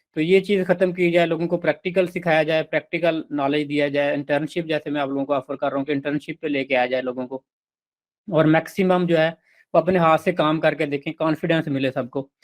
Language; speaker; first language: Urdu; non-native, local second language; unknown